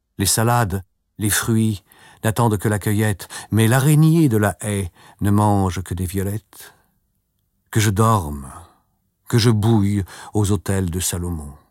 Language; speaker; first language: French; native; French